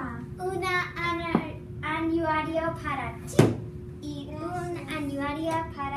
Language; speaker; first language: Spanish; non-native, learner; English